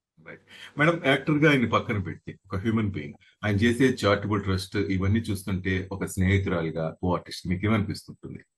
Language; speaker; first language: Telugu; native; Telugu